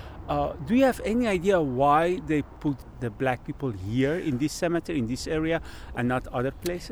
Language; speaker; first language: English; non-native, fluent; Persian